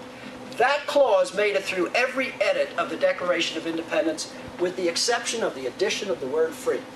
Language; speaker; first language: English; native; English